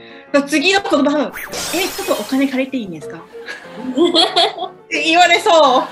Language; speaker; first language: Japanese; non-native, fluent; Cantonese